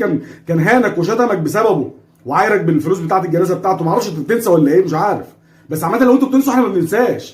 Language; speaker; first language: Arabic; native; Arabic